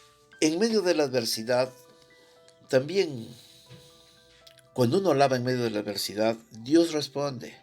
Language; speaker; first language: Spanish; native; Spanish